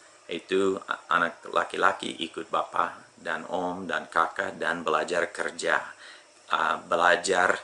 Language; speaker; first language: Indonesian; non-native, fluent; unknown